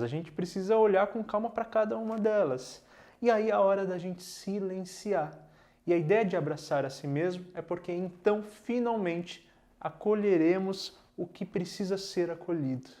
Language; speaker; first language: Portuguese; native; Portuguese